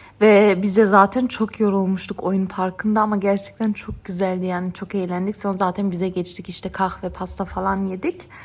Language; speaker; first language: Turkish; early bilingual, heritage; Turkish